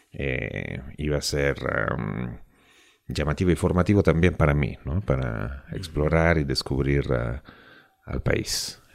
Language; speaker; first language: Spanish; non-native, fluent; Italian